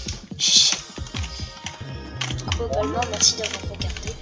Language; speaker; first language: French; native; French